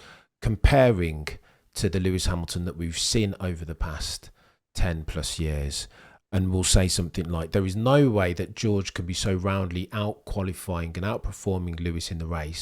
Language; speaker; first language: English; native; English